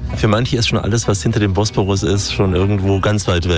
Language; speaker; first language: German; native; German